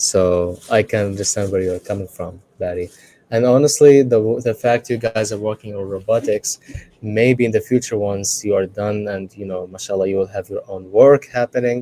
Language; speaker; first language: English; non-native, fluent; Arabic